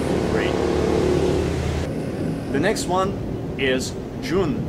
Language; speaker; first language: English; non-native, fluent; Ukrainian